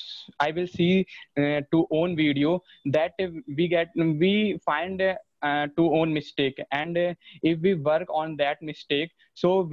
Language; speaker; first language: English; non-native, learner; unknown